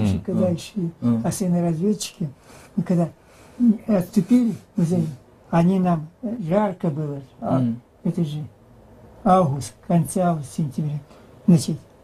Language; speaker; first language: Russian; native; Russian